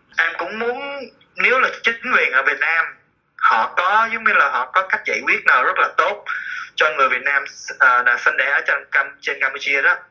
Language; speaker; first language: Vietnamese; early bilingual, heritage; Vietnamese